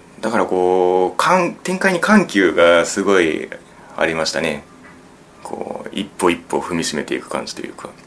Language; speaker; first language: Japanese; native; Japanese